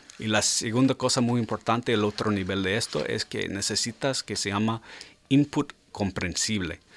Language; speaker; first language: Spanish; non-native, fluent; English